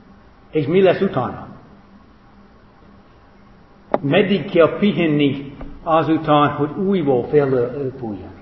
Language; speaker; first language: Hungarian; non-native, fluent; English